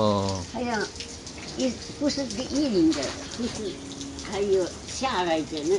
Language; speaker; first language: Chinese; non-native, local second language; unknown